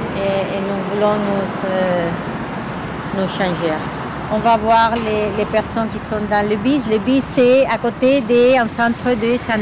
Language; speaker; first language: French; non-native, learner; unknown